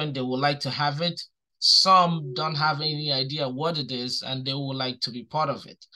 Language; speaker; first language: English; non-native, local second language; Igbo